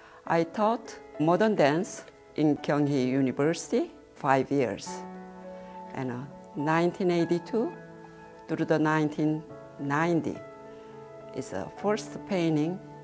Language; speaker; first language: English; non-native, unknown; Korean